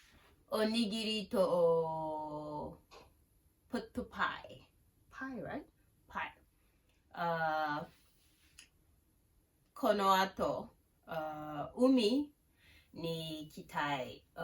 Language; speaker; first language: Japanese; non-native, learner; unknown